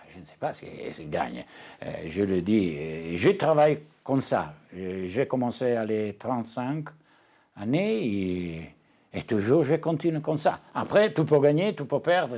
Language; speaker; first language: French; non-native, learner; Italian